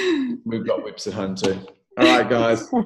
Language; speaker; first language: English; native; English